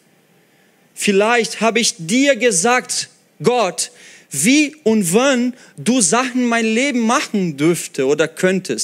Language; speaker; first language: German; non-native, fluent; Portuguese